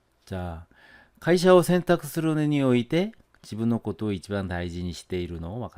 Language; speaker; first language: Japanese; non-native, fluent; Korean